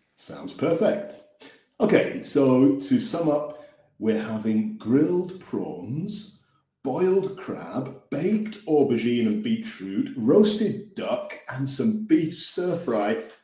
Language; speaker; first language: English; native; English